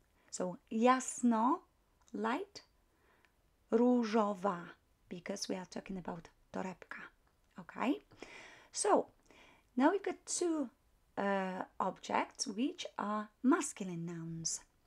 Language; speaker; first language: English; non-native, fluent; Polish